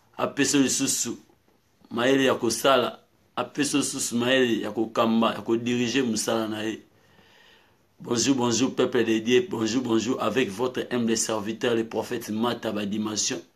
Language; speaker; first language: Lingala; non-native, local second language; Kituba (Democratic Republic of Congo)